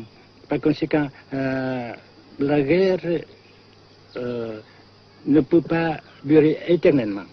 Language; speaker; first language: French; non-native, fluent; Vietnamese